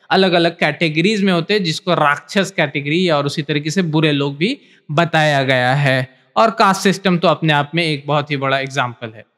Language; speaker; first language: Hindi; native; Hindi